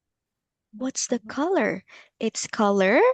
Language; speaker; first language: English; non-native, local second language; Filipino